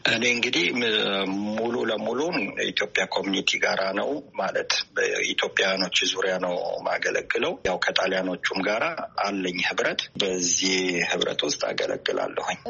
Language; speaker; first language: Amharic; non-native, local second language; Italian